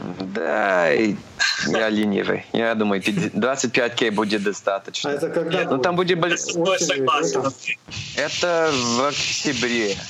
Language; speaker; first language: Russian; early bilingual, heritage; Russian